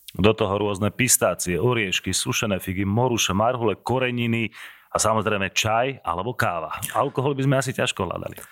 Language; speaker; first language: Slovak; native; Slovak